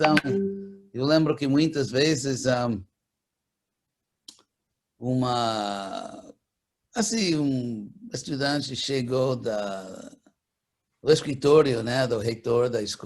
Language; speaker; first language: Portuguese; non-native, fluent; English